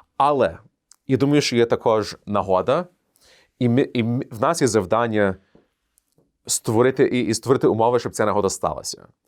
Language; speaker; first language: Ukrainian; early bilingual, heritage; Ukrainian